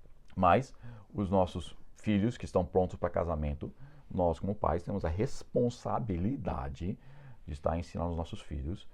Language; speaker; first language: Portuguese; non-native, fluent; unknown